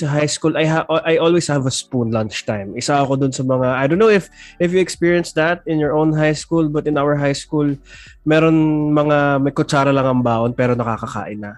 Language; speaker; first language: English; non-native, local second language; Filipino